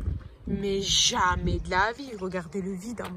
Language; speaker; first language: French; native; French